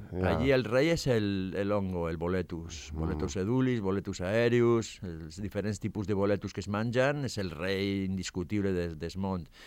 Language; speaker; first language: Catalan; non-native, fluent; Basque